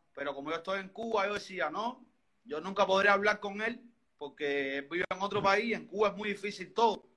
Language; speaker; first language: Spanish; native; Spanish